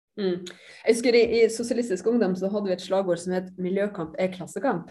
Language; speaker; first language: Norwegian; native; Norwegian